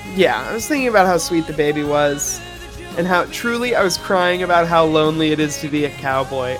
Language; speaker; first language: English; native; English